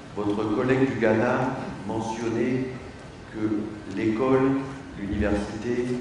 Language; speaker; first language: French; native; French